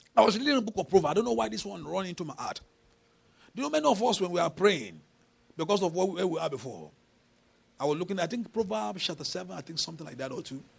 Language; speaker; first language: English; non-native, local second language; Yoruba